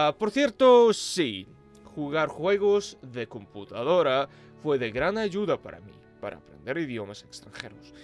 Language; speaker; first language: Spanish; non-native, fluent; Russian